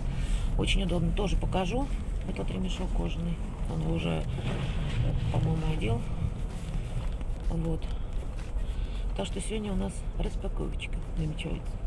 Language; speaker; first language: Russian; native; Russian